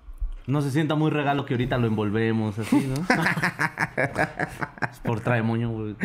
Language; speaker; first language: Spanish; native; Spanish